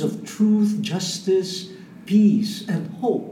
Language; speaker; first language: English; non-native, local second language; Filipino